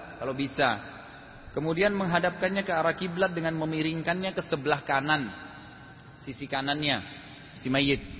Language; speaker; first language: Indonesian; native; Indonesian